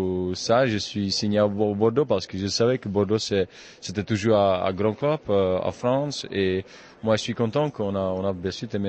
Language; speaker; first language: French; non-native, fluent; Czech